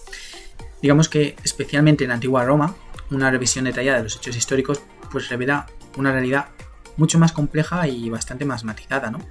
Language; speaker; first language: Spanish; native; Spanish